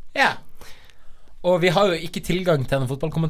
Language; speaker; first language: Norwegian; native; Norwegian